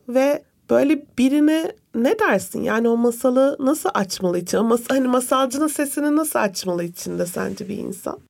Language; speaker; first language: Turkish; native; Turkish